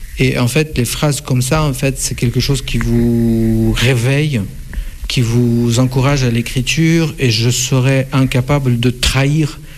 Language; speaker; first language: French; non-native, fluent; Russian